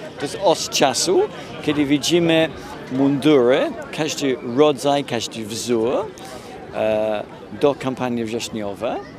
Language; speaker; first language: Polish; non-native, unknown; English